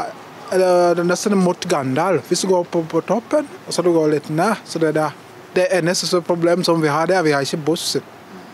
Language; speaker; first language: Norwegian; non-native, fluent; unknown